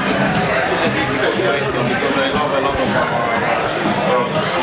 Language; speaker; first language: English; non-native, fluent; Italian